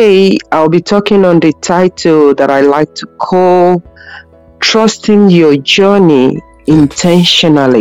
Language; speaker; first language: English; non-native, local second language; Yoruba